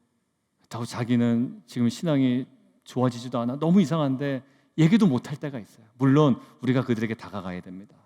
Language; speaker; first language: Korean; native; Korean